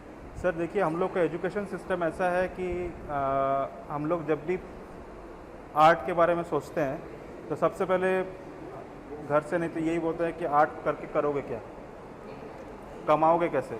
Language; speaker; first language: Hindi; native; Hindi